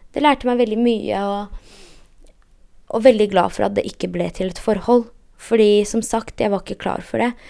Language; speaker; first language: Norwegian; early bilingual, heritage; Polish